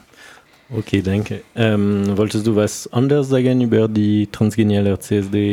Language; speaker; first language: German; non-native, learner; French